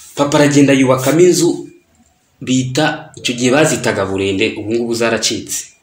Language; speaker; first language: Kinyarwanda; early bilingual, heritage; Kinyarwanda